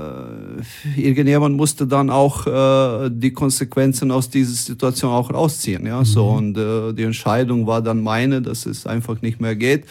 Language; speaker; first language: German; non-native, fluent; Croatian